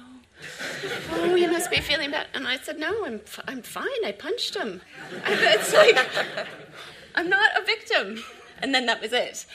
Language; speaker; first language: English; native; English